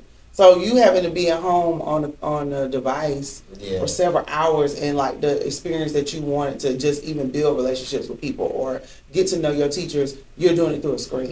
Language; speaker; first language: English; native; English